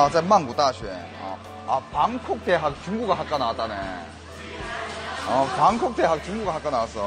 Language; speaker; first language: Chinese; non-native, fluent; Korean